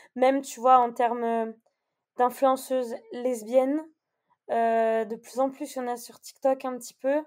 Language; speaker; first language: French; native; French